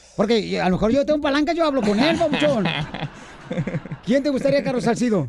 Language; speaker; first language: Spanish; native; Spanish